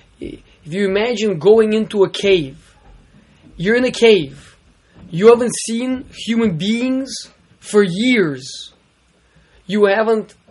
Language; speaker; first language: English; native; English